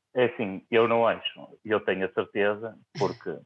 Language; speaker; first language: Portuguese; native; Portuguese